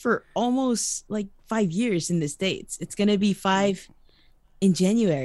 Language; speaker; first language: English; non-native, local second language; Iloko